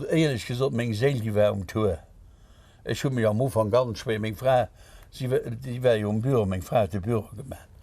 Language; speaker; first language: Luxembourgish; native; Luxembourgish